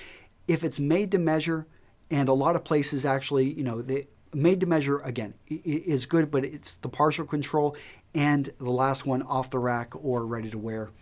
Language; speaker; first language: English; native; English